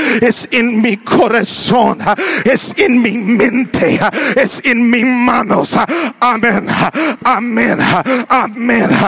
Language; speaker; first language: Spanish; non-native, learner; English